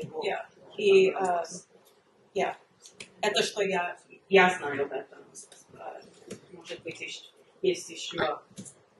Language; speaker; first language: Russian; early bilingual, heritage; Russian